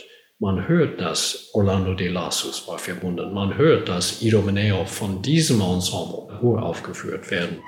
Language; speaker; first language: German; non-native, learner; English